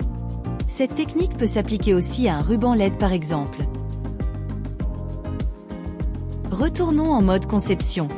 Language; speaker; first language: French; native; French